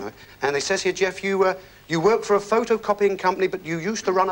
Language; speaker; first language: English; native; English